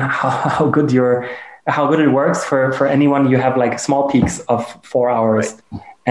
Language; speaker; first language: English; non-native, fluent; German